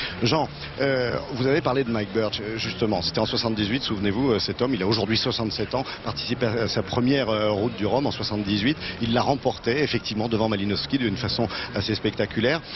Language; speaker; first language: French; native; French